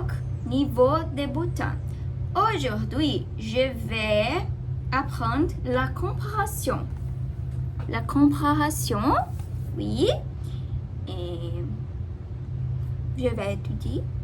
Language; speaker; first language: French; non-native, learner; Portuguese